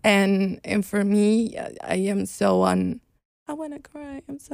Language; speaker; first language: English; non-native, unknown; Spanish